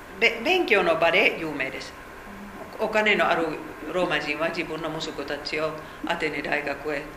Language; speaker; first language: Japanese; non-native, fluent; Finnish